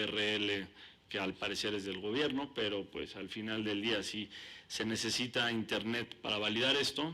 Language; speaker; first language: Spanish; native; Spanish